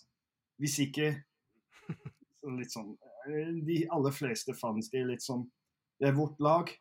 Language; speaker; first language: Norwegian; non-native, fluent; English